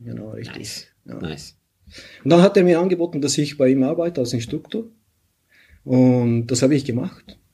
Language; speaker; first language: German; non-native, fluent; Bulgarian